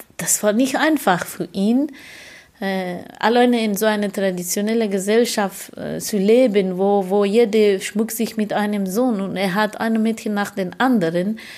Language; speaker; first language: German; non-native, fluent; Persian